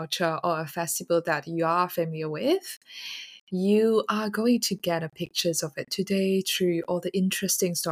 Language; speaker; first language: English; non-native, local second language; Chinese